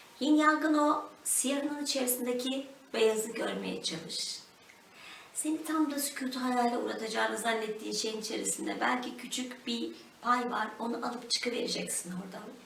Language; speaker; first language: Turkish; native; Turkish